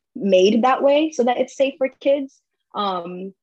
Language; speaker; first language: English; early bilingual, heritage; English